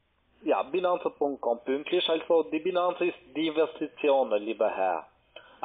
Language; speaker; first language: German; non-native, learner; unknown